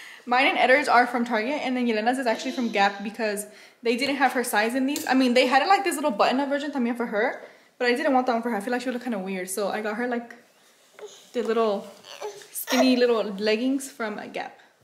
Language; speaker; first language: English; early bilingual, other home language; Spanish